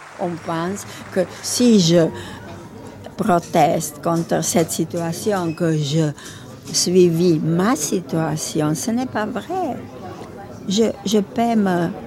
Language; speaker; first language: French; non-native, learner; Czech